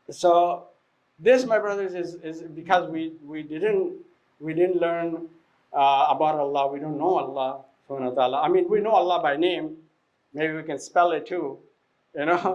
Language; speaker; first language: English; non-native, fluent; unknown